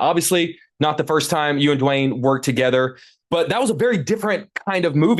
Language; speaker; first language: English; native; English